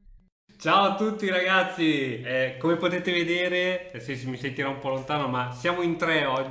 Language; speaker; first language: Italian; native; Italian